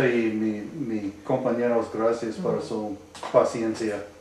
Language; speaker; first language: Spanish; non-native, learner; English